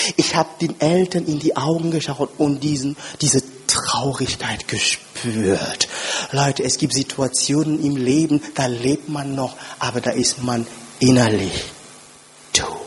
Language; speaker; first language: German; non-native, fluent; French